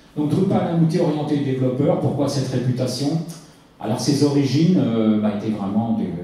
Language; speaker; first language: French; native; French